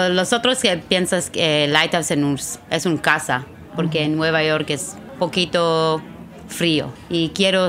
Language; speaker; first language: Spanish; non-native, learner; Hebrew